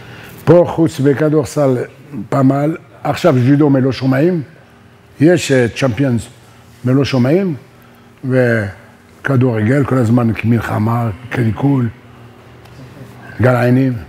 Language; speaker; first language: Hebrew; non-native, learner; French